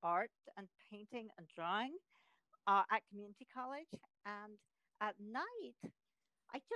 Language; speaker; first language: English; native; English